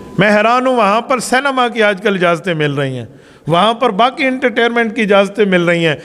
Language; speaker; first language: Urdu; non-native, local second language; Saraiki